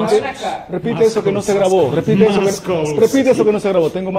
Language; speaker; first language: Spanish; native; Spanish